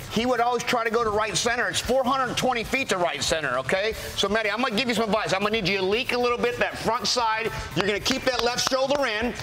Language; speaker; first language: English; native; English